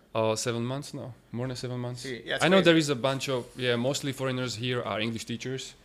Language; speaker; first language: English; non-native, fluent; Slovak